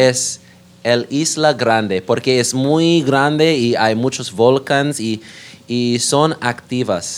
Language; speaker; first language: Spanish; non-native, learner; English